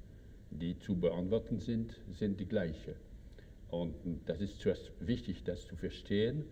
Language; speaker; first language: German; non-native, fluent; French